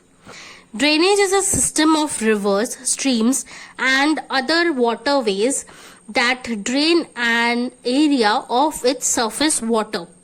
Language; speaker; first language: English; non-native, local second language; Hindi